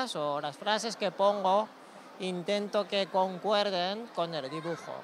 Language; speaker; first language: Spanish; non-native, fluent; Japanese